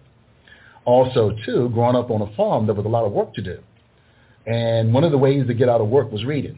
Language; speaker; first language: English; native; English